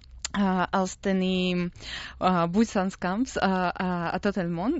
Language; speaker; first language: Catalan; non-native, fluent; Russian